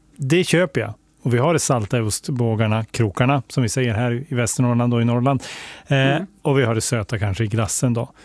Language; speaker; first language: Swedish; native; Swedish